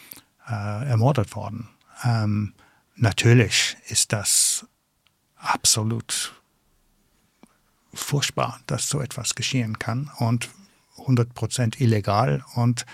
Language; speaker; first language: German; non-native, fluent; English